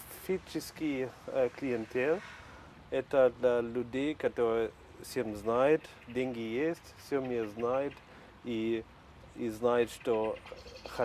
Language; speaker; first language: Russian; non-native, learner; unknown